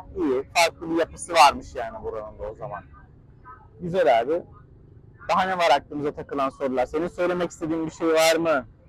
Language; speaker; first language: Turkish; native; Turkish